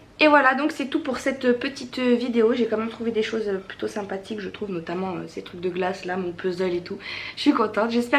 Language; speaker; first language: French; native; French